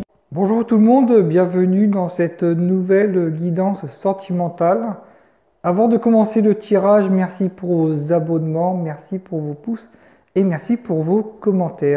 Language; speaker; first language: French; native; French